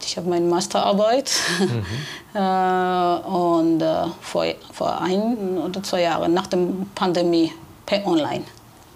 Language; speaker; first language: German; non-native, fluent; Georgian